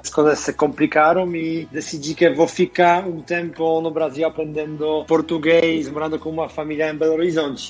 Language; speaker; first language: Portuguese; non-native, fluent; Polish